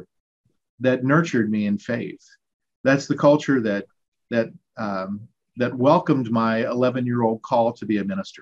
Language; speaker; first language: English; native; English